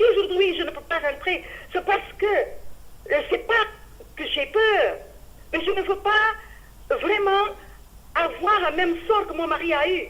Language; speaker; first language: French; non-native, fluent; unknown